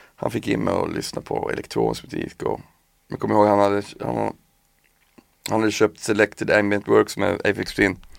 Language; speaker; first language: Swedish; native; Swedish